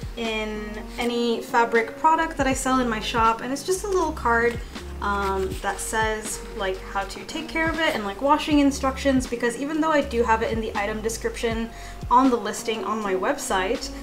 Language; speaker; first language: English; native; English